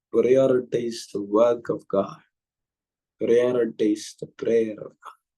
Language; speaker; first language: English; non-native, local second language; Tamil